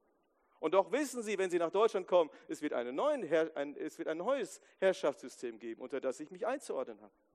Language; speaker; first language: German; native; German